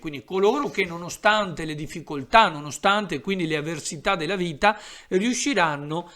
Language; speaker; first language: Italian; native; Italian